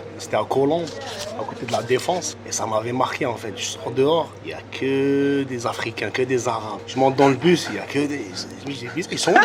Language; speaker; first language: French; non-native, local second language; Arabic